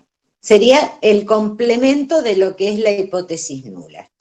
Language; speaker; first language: Spanish; native; Spanish